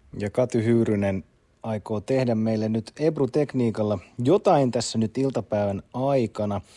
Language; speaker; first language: Finnish; native; Finnish